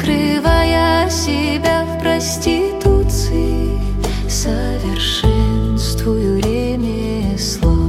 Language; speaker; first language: Russian; native; Russian